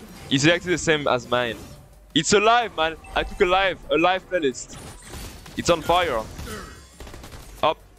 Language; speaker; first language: English; non-native, fluent; French